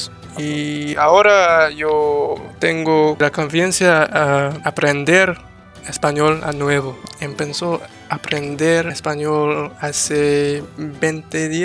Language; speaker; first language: Spanish; non-native, learner; English